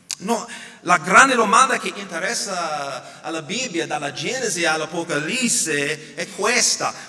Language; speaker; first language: Italian; non-native, fluent; English